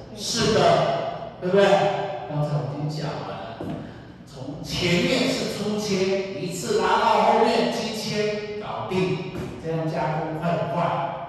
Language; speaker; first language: Chinese; native; Chinese